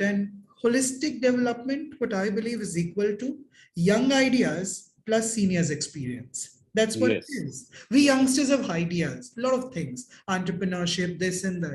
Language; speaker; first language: English; non-native, local second language; Hindi